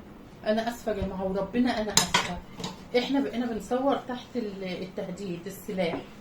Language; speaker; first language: Arabic; native; Arabic